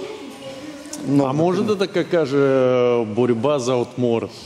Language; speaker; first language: Bulgarian; non-native, learner; Russian